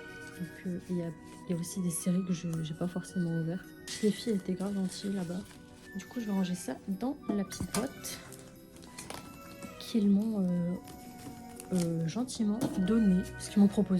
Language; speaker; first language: French; native; French